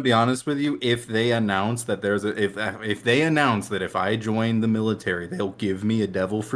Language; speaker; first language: English; native; English